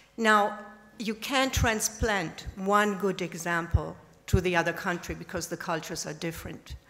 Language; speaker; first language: English; non-native, fluent; German